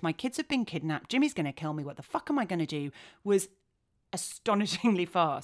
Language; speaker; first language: English; native; English